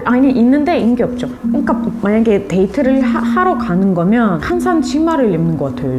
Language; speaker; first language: Korean; non-native, fluent; Russian